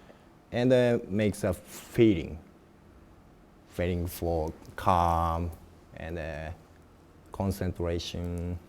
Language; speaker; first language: English; non-native, learner; Japanese